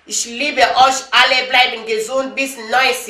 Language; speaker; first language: German; non-native, learner; Lingala